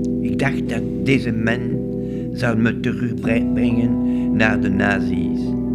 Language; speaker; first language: Dutch; non-native, local second language; French